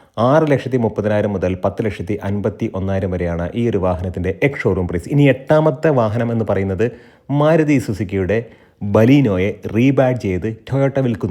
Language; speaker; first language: Malayalam; native; Malayalam